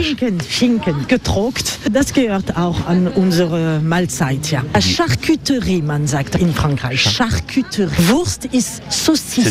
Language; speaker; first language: German; non-native, learner; French